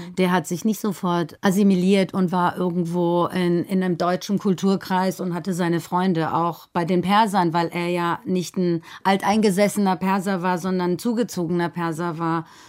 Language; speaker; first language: German; early bilingual, other home language; Persian